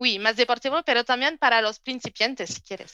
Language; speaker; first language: Spanish; non-native, learner; French